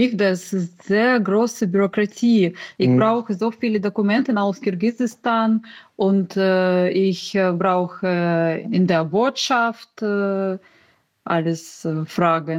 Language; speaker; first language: German; non-native, learner; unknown